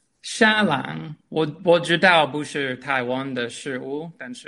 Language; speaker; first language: Chinese; non-native, fluent; English